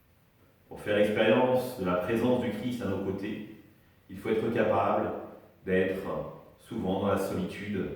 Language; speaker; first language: French; native; French